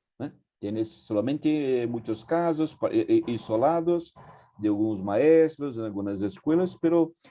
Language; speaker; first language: Spanish; non-native, fluent; Portuguese